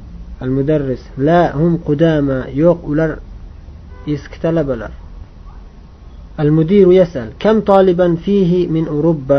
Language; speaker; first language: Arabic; non-native, fluent; Uzbek